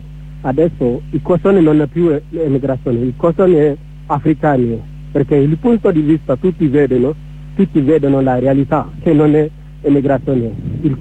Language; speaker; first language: Italian; non-native, learner; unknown